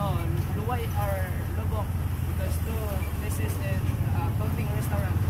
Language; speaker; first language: English; non-native, local second language; Cebuano